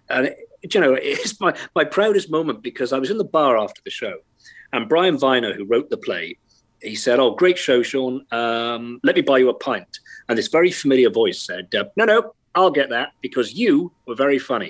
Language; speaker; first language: English; native; English